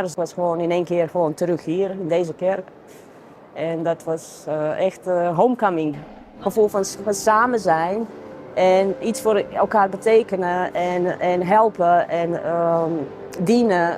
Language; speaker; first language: Dutch; non-native, fluent; Croatian